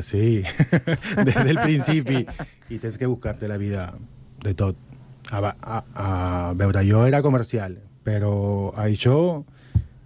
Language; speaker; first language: Catalan; non-native, learner; Spanish